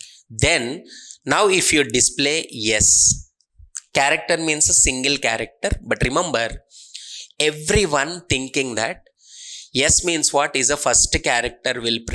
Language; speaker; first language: English; non-native, local second language; Telugu